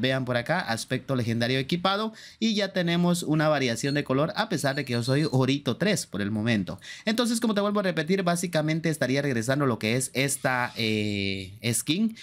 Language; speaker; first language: Spanish; native; Spanish